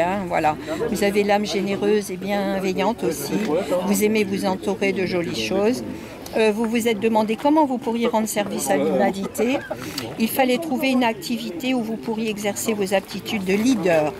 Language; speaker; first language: French; native; French